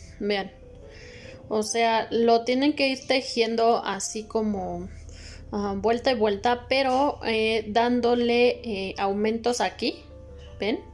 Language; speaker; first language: Spanish; native; Spanish